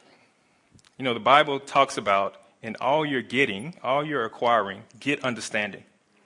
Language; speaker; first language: English; native; English